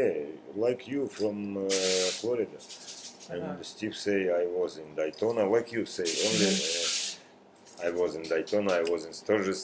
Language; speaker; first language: English; non-native, learner; Russian